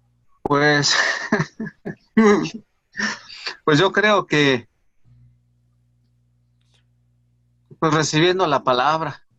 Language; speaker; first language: Spanish; native; Spanish